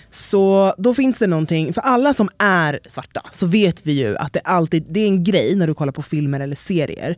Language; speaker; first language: Swedish; native; Swedish